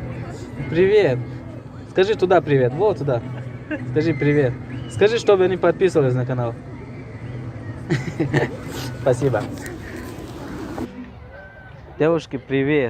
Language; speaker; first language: Russian; non-native, local second language; Tajik